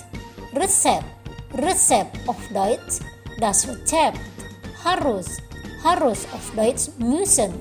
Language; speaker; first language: German; non-native, fluent; Indonesian